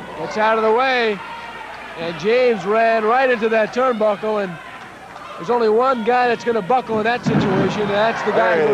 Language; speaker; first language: English; native; English